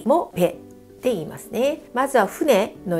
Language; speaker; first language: Japanese; non-native, fluent; Korean